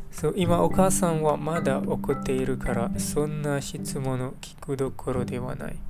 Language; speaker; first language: Japanese; non-native, learner; English